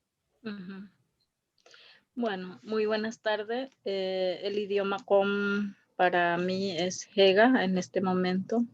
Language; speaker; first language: Spanish; non-native, local second language; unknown